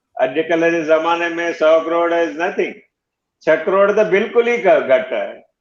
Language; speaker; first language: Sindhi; early bilingual, heritage; Sindhi